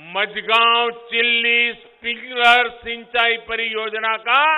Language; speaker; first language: Hindi; non-native, local second language; Gujarati